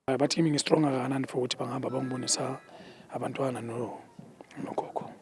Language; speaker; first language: Zulu; native; Zulu